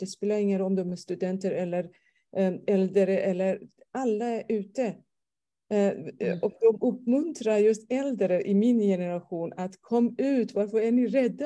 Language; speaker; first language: Swedish; non-native, fluent; Persian